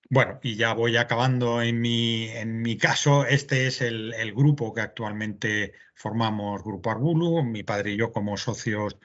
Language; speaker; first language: Spanish; native; Spanish